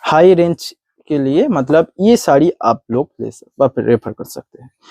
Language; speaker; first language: Hindi; non-native, local second language; Bangla